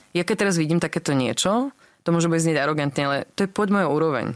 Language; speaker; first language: Slovak; early bilingual, other home language; English